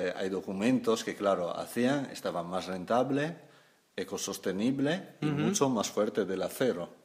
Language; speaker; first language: Spanish; non-native, fluent; Italian